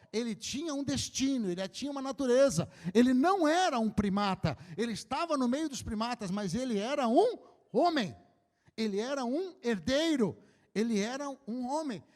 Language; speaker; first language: Portuguese; native; Portuguese